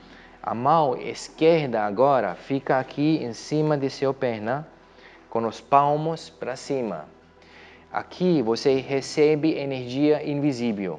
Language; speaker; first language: Portuguese; non-native, fluent; German